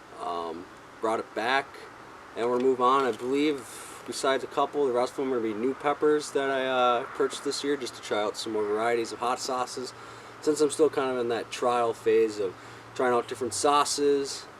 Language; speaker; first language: English; native; English